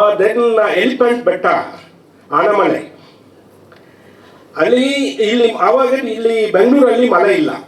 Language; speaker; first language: Kannada; non-native, learner; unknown